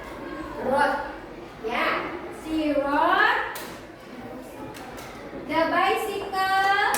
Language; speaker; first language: English; non-native, learner; Indonesian